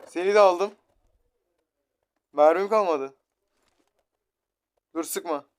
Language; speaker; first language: Turkish; native; Turkish